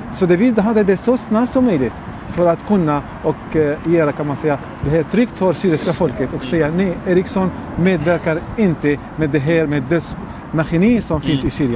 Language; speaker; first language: Swedish; non-native, fluent; Arabic